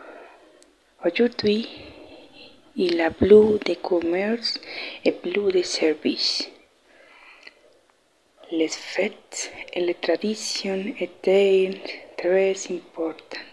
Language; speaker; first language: French; non-native, learner; Spanish